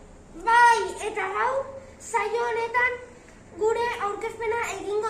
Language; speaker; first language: Basque; non-native, learner; Spanish